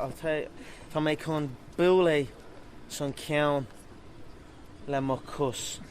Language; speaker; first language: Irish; non-native, learner; English